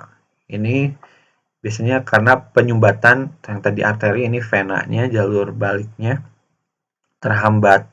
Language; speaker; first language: Indonesian; native; Indonesian